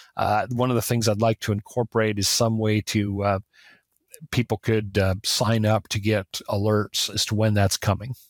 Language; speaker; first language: English; native; English